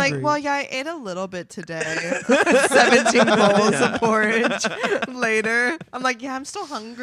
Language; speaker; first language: English; native; English